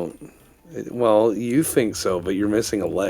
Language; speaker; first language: English; native; English